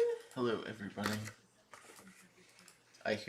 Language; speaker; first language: English; native; English